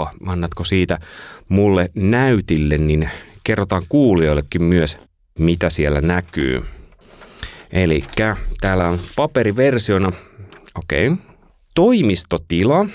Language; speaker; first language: Finnish; native; Finnish